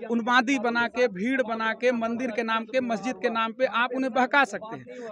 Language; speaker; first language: Hindi; native; Hindi